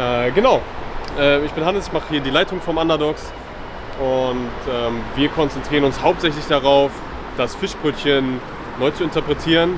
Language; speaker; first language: German; native; German